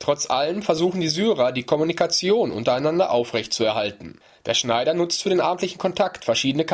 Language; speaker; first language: German; native; German